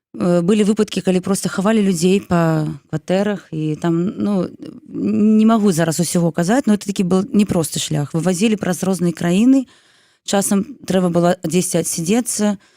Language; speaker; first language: Belarusian; non-native, local second language; Russian